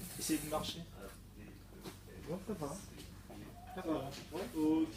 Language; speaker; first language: French; native; French